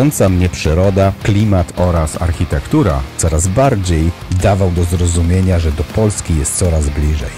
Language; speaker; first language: Polish; native; Polish